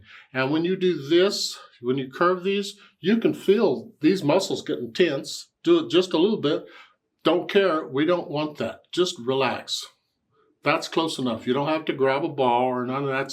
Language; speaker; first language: English; native; English